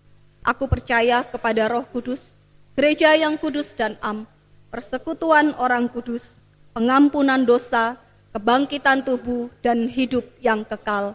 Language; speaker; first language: Indonesian; native; Indonesian